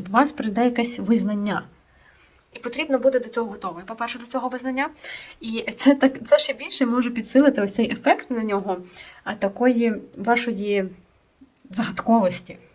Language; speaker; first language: Ukrainian; non-native, local second language; Russian